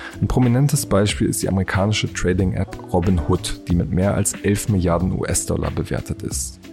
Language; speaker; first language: German; native; German